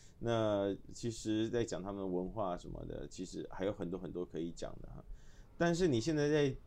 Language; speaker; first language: Chinese; native; Chinese